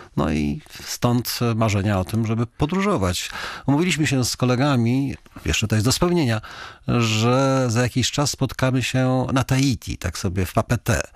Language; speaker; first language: Polish; native; Polish